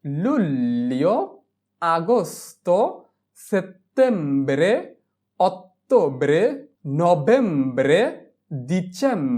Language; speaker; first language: Italian; non-native, fluent; Bangla